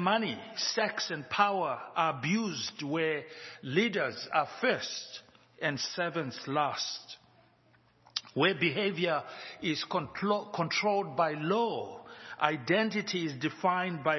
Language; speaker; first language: English; non-native, local second language; Shona